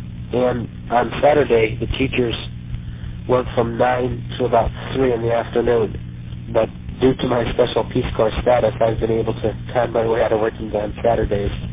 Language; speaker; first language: English; native; English